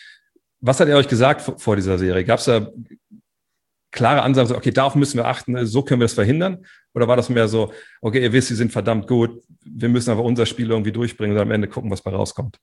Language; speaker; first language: German; native; German